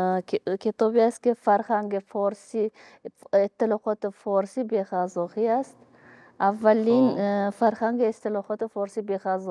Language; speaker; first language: Persian; non-native, fluent; Kazakh